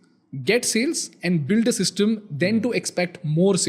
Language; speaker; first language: English; non-native, local second language; Hindi